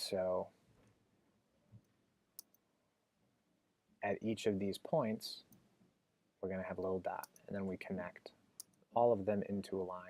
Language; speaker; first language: English; native; English